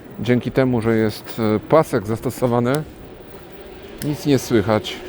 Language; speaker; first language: Polish; native; Polish